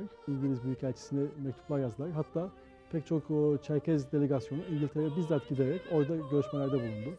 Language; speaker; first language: Turkish; native; Turkish